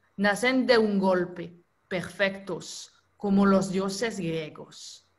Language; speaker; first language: Spanish; non-native, fluent; French